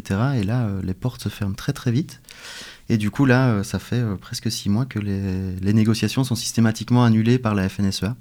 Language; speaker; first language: French; native; French